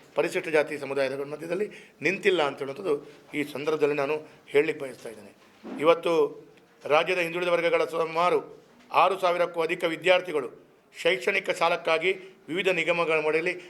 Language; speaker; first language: Kannada; non-native, local second language; Konkani